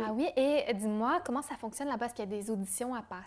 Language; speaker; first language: French; native; French